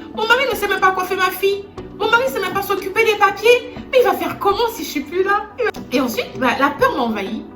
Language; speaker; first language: French; non-native, local second language; Lingala